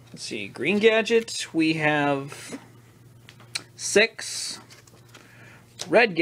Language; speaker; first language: English; native; English